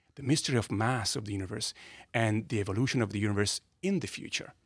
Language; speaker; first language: English; non-native, fluent; Italian